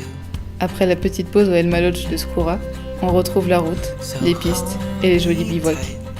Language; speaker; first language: French; native; French